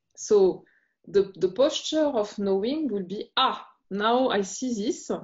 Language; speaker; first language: English; non-native, fluent; French